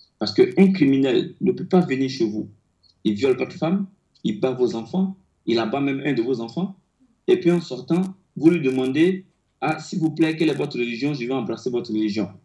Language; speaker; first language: French; non-native, local second language; Akan